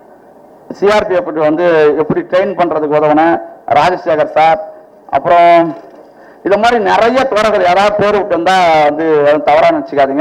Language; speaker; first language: Tamil; native; Tamil